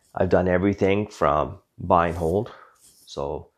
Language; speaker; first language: English; native; English